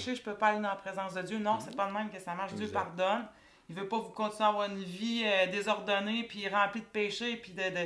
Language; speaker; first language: French; native; French